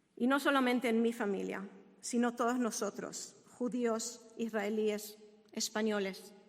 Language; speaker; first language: Spanish; non-native, fluent; Hebrew